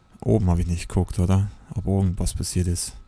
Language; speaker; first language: German; native; German